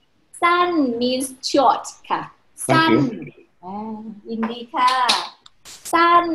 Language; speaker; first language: Thai; native; Thai